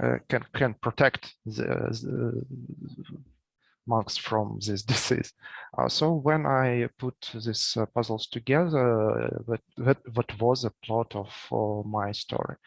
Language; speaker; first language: English; non-native, learner; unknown